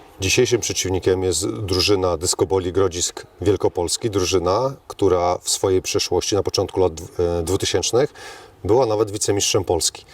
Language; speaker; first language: Polish; native; Polish